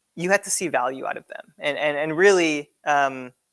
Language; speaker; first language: English; native; English